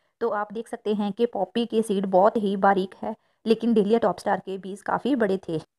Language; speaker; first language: Hindi; non-native, local second language; Punjabi